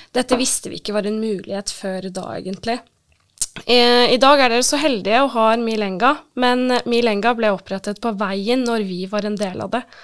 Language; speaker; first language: Norwegian; early bilingual, other home language; Turkish